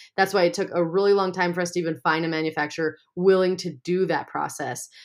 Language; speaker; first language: English; native; English